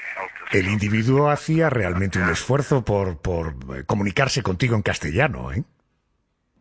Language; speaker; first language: Spanish; native; Spanish